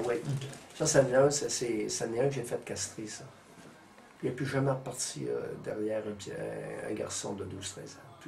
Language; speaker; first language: French; native; French